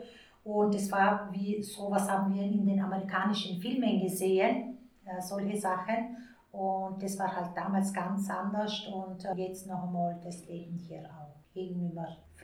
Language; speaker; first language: German; early bilingual, other home language; Turkish